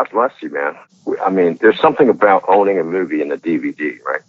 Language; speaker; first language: English; non-native, local second language; Cantonese